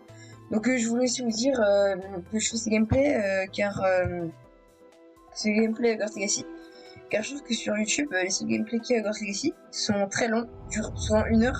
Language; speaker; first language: French; native; French